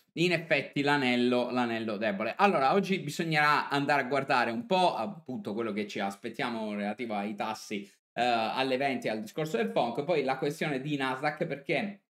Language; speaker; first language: Italian; native; Italian